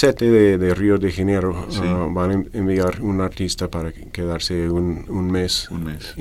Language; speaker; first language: Spanish; non-native, fluent; English